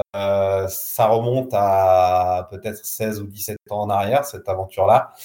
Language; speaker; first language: French; native; French